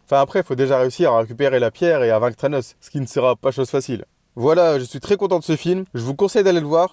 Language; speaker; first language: French; native; French